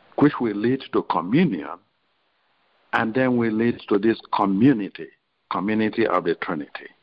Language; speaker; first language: English; non-native, local second language; Igbo